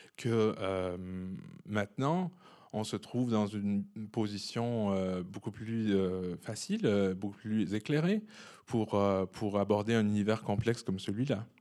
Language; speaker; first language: French; native; French